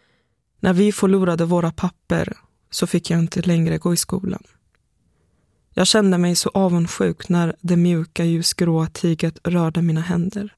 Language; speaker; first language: Swedish; early bilingual, other home language; Persian